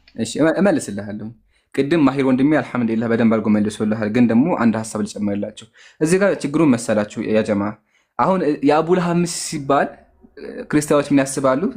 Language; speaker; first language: Amharic; native; Amharic